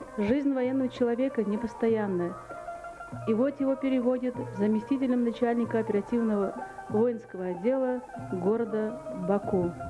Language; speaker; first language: Russian; non-native, local second language; Lezghian